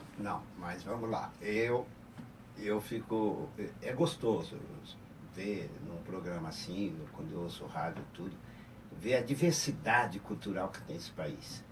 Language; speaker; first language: Portuguese; native; Portuguese